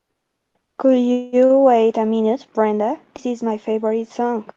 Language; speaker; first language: English; non-native, learner; Spanish